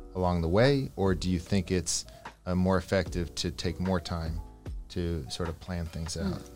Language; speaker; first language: English; early bilingual, other home language; Spanish